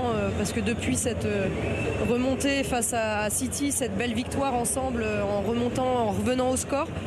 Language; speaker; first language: French; native; French